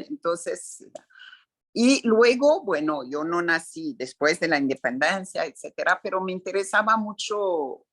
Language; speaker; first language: Spanish; non-native, fluent; Arabic